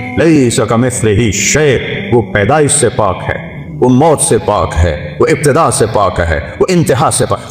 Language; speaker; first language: Urdu; non-native, local second language; Punjabi